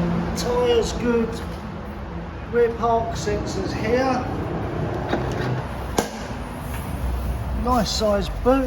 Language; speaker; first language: English; native; English